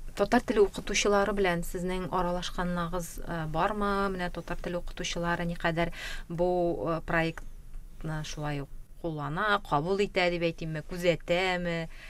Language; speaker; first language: Tatar; native; Tatar